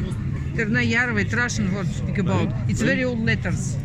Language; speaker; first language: English; non-native, learner; Russian